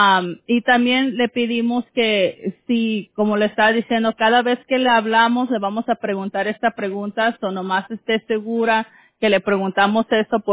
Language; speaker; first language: Spanish; early bilingual, heritage; Spanish